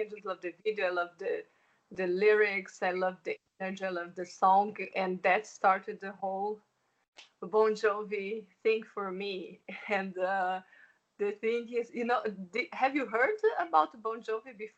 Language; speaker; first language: English; non-native, fluent; Portuguese